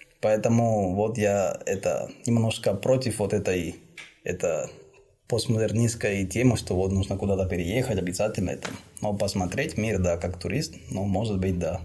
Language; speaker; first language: Russian; non-native, fluent; Spanish